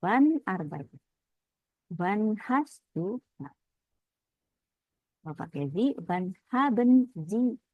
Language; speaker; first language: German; non-native, fluent; Indonesian